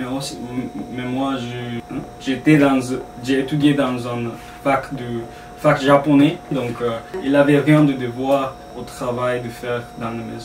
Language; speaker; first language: French; non-native, learner; Japanese